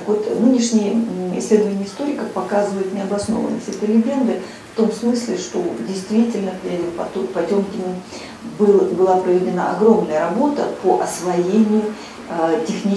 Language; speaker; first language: Russian; native; Russian